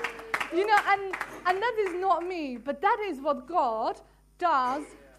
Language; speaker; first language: English; non-native, fluent; Dutch